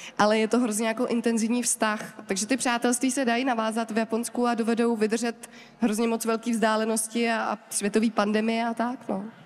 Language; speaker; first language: Czech; native; Czech